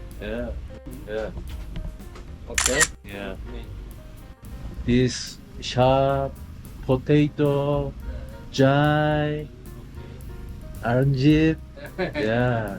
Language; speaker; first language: English; non-native, learner; Korean